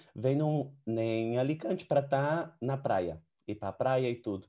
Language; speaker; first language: Portuguese; native; Portuguese